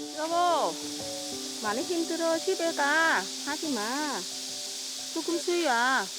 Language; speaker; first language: Korean; non-native, learner; Vietnamese